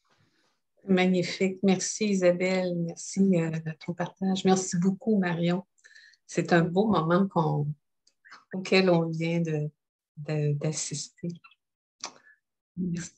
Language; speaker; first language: French; native; French